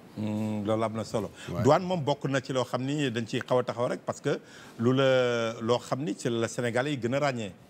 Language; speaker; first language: Wolof; native; Wolof